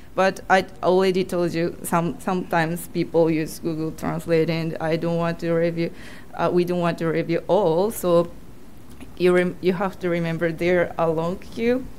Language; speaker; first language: English; non-native, learner; Japanese